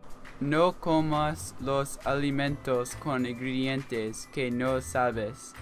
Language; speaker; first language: Spanish; non-native, learner; English